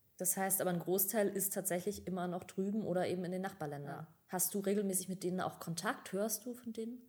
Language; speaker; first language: German; native; German